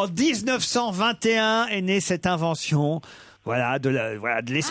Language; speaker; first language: French; native; French